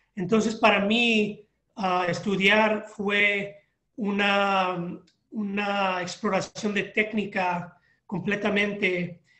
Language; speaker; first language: Spanish; early bilingual, heritage; Spanish